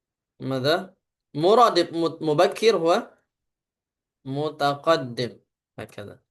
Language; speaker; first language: Arabic; non-native, fluent; Indonesian